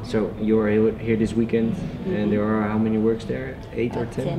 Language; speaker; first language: English; non-native, fluent; Dutch